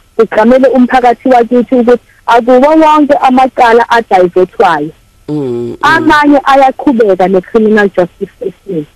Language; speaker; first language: Zulu; native; Zulu